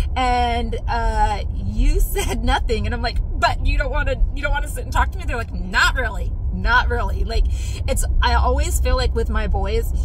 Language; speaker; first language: English; native; English